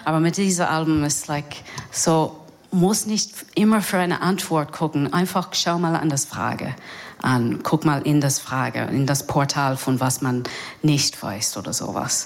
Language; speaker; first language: German; non-native, learner; English